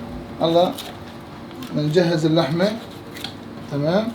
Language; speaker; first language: Arabic; native; Arabic